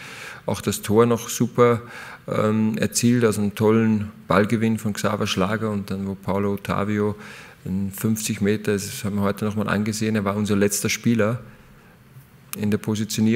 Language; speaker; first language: German; native; German